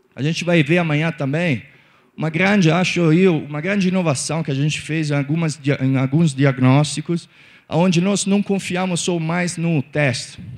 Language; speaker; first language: Portuguese; non-native, fluent; Italian